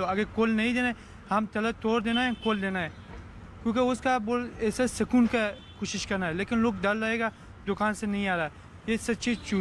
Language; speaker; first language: Hindi; non-native, learner; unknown